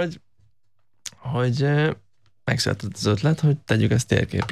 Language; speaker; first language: Hungarian; native; Hungarian